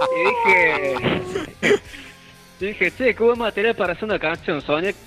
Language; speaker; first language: Spanish; native; Spanish